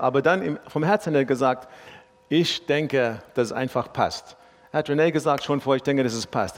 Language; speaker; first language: German; non-native, fluent; English